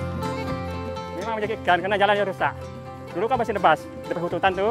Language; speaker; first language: Indonesian; non-native, local second language; Iban